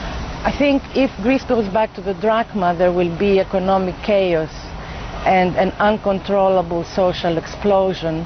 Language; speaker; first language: English; non-native, fluent; Greek